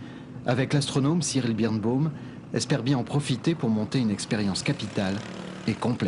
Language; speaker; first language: French; native; French